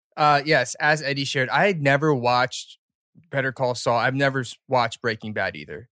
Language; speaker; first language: English; early bilingual, other home language; Korean